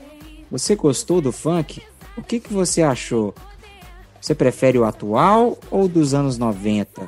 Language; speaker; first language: Portuguese; native; Portuguese